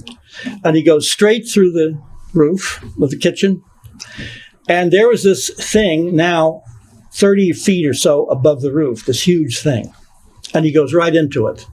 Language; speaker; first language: English; native; English